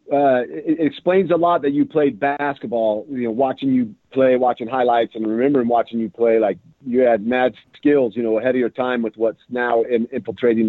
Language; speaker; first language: English; native; English